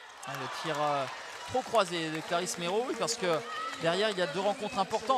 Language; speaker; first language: French; native; French